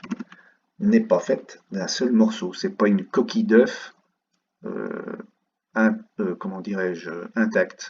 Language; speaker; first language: French; native; French